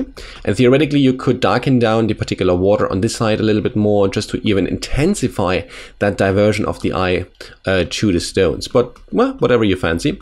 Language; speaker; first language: English; non-native, fluent; German